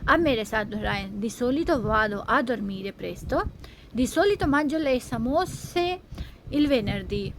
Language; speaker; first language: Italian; non-native, fluent; Urdu